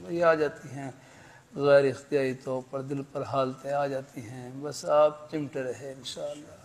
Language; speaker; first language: Urdu; native; Urdu